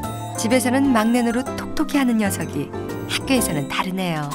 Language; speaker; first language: Korean; native; Korean